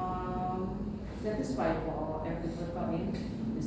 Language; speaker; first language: English; non-native, learner; Indonesian